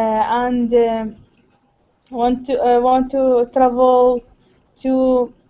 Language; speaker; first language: English; non-native, learner; Arabic